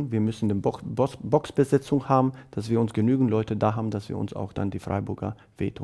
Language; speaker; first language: German; non-native, learner; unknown